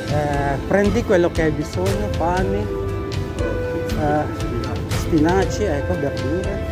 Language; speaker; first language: Italian; non-native, learner; Filipino